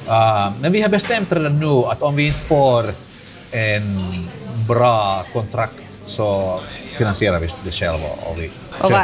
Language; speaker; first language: Swedish; non-native, local second language; Finnish